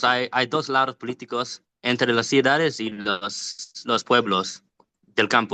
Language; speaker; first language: Spanish; non-native, learner; English